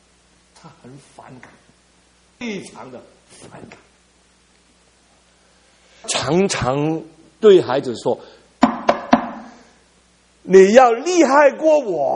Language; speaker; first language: Chinese; early bilingual, heritage; Cantonese